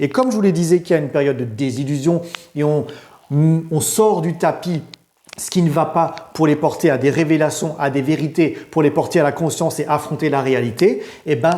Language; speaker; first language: French; native; French